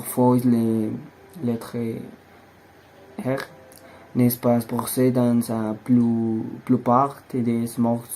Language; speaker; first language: French; non-native, learner; Spanish